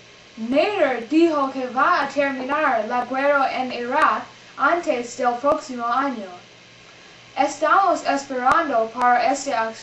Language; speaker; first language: Spanish; non-native, learner; English